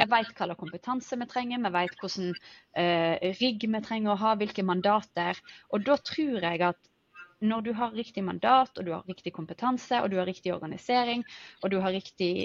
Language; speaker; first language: Norwegian; native; Norwegian